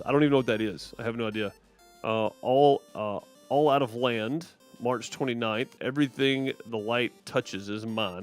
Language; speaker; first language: English; native; English